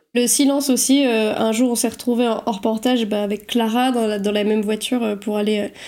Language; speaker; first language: French; native; French